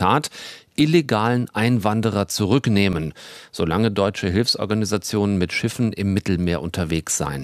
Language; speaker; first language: German; native; German